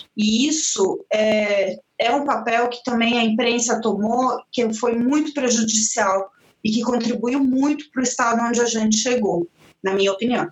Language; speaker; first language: Portuguese; non-native, fluent; Spanish